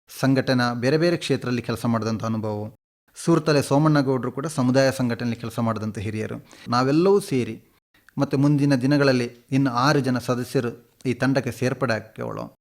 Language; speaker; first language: Kannada; native; Kannada